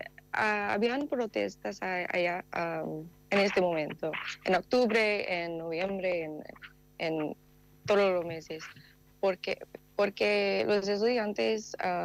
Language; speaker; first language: Spanish; non-native, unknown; English